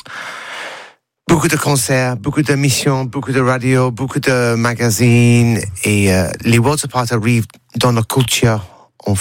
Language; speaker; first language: French; non-native, learner; English